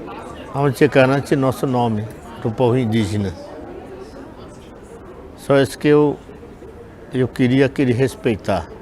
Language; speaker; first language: Portuguese; non-native, local second language; Yanomámi